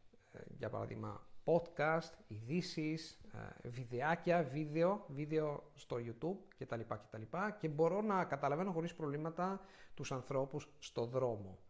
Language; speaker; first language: Greek; non-native, fluent; Italian